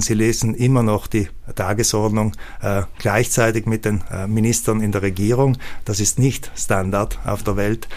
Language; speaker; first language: German; native; German